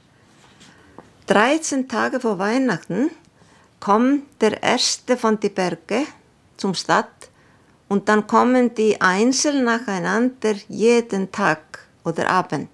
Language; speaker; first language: German; non-native, fluent; Icelandic